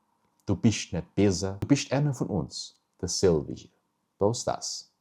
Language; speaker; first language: German; early bilingual, heritage; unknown